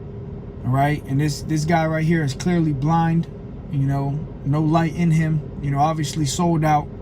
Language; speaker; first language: English; native; English